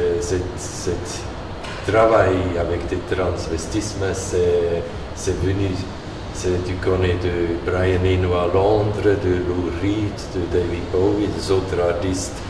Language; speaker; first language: French; non-native, learner; German